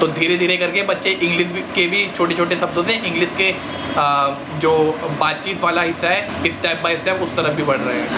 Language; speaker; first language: Hindi; native; Hindi